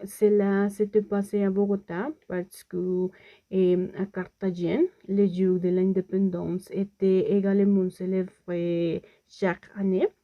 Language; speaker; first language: French; non-native, learner; Spanish